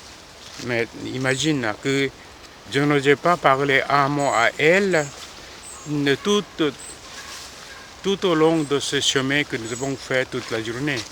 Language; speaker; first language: French; non-native, fluent; Korean